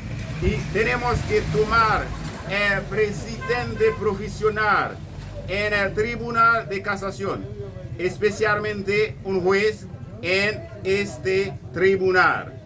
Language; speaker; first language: Spanish; non-native, fluent; Haitian Creole